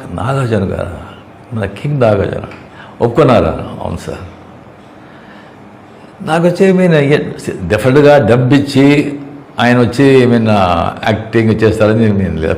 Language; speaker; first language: Telugu; non-native, local second language; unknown